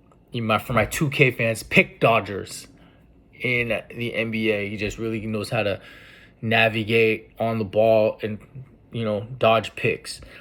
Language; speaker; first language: English; native; English